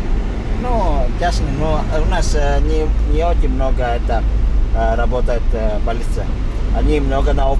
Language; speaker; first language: Russian; non-native, learner; Indonesian